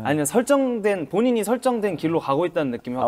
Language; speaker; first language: Korean; native; Korean